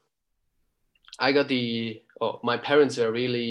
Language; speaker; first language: English; non-native, fluent; German